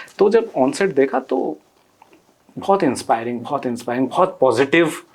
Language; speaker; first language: Hindi; non-native, local second language; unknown